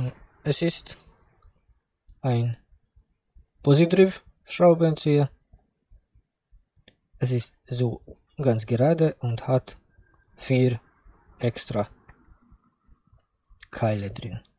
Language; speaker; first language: German; non-native, fluent; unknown